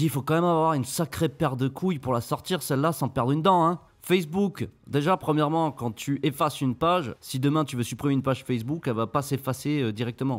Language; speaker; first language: French; native; French